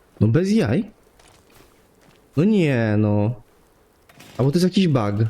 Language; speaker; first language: Polish; native; Polish